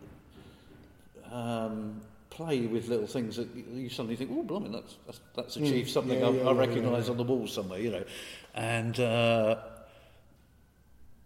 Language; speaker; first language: English; native; English